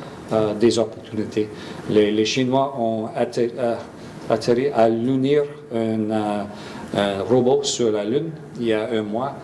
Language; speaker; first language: French; non-native, fluent; English